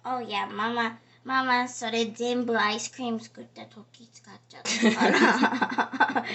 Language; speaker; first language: Japanese; early bilingual, heritage; English